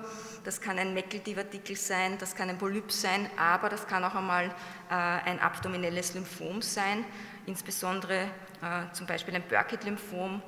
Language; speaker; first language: German; native; German